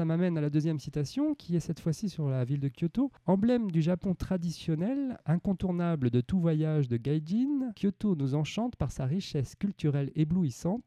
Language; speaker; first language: French; native; French